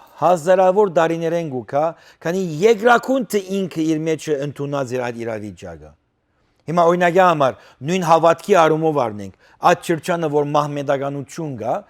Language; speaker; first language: Armenian; early bilingual, heritage; Armenian